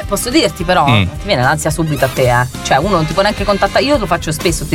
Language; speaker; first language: Italian; native; Italian